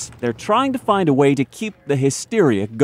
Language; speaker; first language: English; native; English